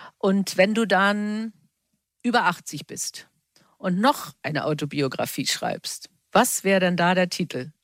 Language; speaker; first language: German; native; German